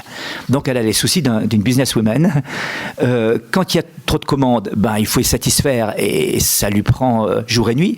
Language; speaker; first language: French; native; French